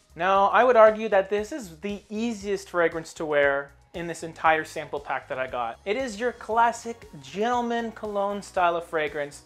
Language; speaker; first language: English; native; English